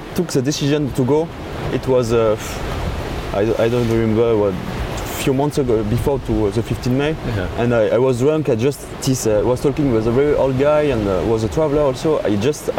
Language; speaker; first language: English; non-native, learner; French